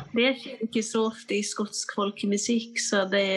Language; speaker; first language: Norwegian; non-native, fluent; English